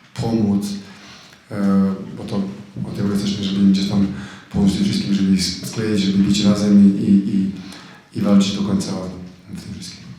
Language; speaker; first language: Polish; non-native, fluent; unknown